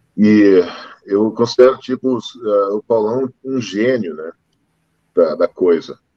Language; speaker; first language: Portuguese; native; Portuguese